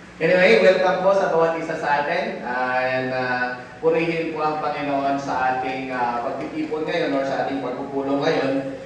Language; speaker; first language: Filipino; non-native, local second language; Iloko